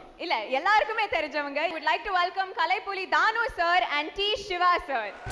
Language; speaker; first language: Tamil; native; Tamil